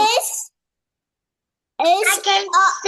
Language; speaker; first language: English; non-native, learner; Vietnamese